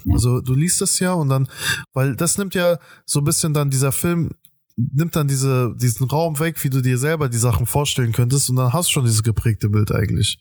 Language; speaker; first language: German; early bilingual, other home language; Persian